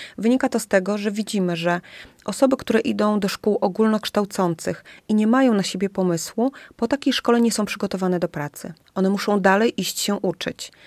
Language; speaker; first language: Polish; native; Polish